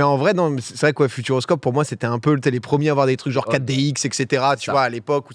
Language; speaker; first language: French; native; French